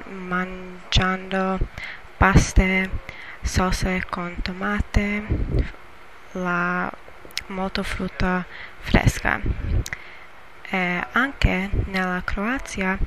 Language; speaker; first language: Italian; non-native, learner; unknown